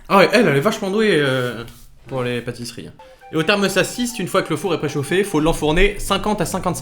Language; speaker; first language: French; native; French